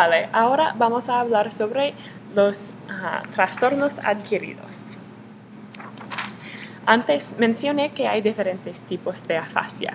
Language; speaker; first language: Spanish; non-native, learner; English